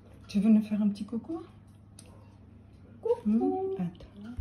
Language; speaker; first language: French; non-native, fluent; Arabic